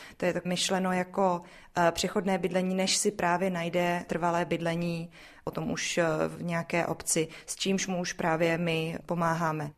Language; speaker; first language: Czech; native; Czech